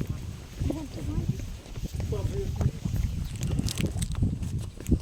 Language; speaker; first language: English; non-native, learner; Arabic